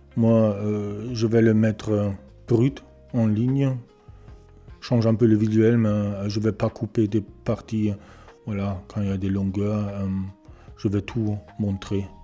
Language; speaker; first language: French; non-native, learner; German